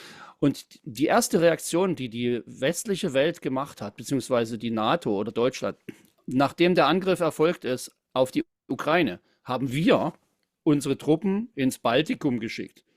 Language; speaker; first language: German; native; German